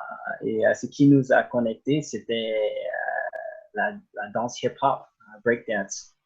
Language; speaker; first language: French; early bilingual, other home language; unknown